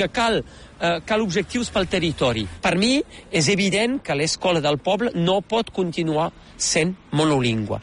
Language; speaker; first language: Catalan; native; Catalan